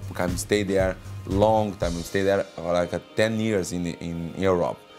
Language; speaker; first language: English; non-native, learner; Portuguese